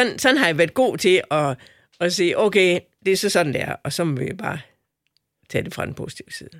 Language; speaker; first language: Danish; native; Danish